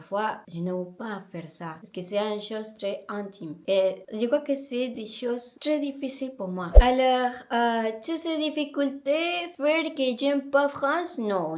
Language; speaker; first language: French; non-native, learner; Spanish